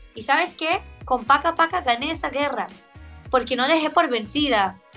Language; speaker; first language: Spanish; non-native, fluent; Hebrew